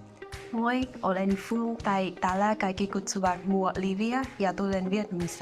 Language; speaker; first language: Finnish; non-native, learner; Vietnamese